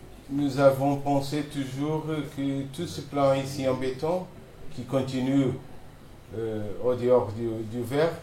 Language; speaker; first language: French; non-native, fluent; Portuguese